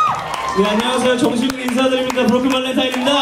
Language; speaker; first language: Korean; native; Korean